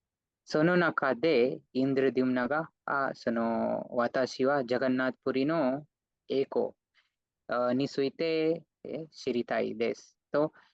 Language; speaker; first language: Japanese; non-native, fluent; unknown